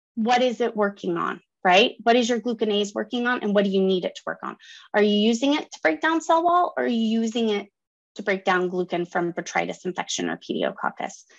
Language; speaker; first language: English; native; English